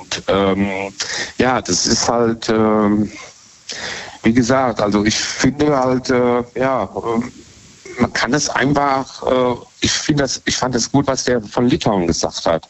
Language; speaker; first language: German; native; German